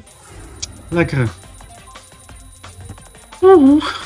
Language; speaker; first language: Dutch; native; Dutch